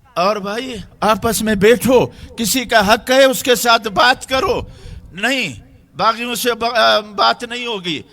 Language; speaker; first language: Urdu; non-native, local second language; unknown